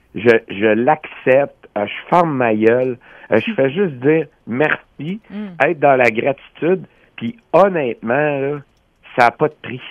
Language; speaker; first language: French; native; French